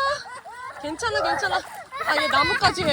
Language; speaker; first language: Korean; native; Korean